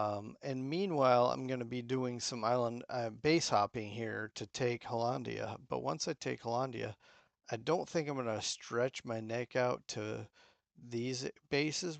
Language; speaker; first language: English; native; English